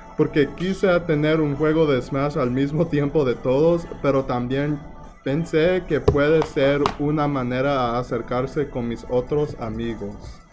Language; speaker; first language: Spanish; non-native, learner; English